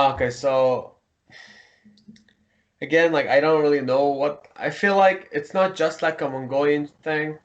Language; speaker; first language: English; early bilingual, heritage; Mongolian